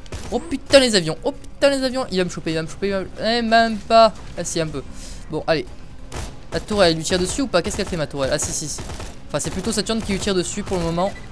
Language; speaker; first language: French; native; French